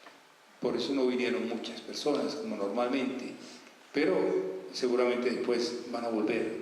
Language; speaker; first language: Spanish; native; Spanish